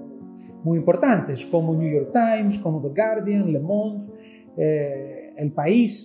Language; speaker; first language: Spanish; non-native, fluent; Greek